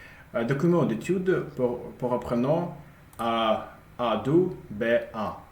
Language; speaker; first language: French; non-native, learner; Russian